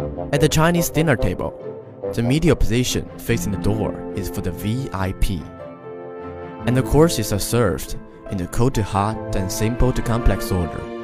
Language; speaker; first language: English; non-native, fluent; Chinese